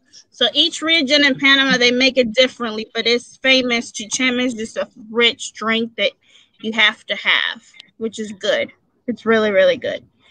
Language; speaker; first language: English; early bilingual, other home language; Spanish